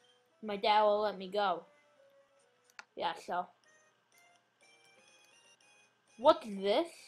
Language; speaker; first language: English; native; English